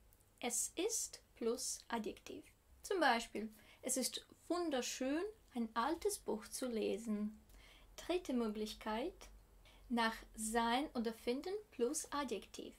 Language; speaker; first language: German; non-native, fluent; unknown